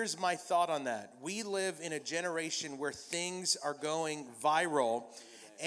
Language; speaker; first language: English; native; English